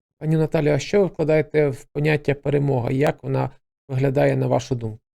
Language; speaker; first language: Ukrainian; native; Ukrainian